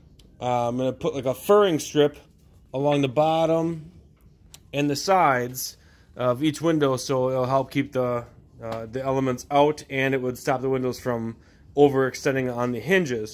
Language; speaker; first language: English; native; English